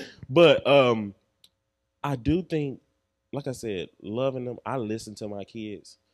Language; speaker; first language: English; native; English